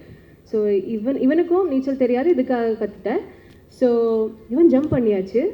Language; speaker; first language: Tamil; non-native, learner; Malayalam